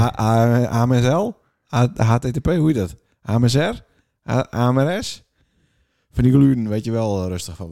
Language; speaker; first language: Dutch; native; Dutch